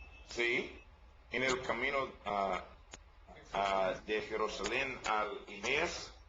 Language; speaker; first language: Spanish; non-native, learner; English